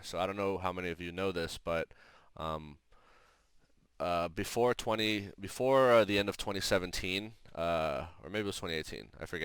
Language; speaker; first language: English; native; English